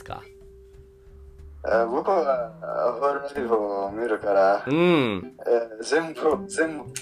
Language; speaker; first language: Japanese; non-native, learner; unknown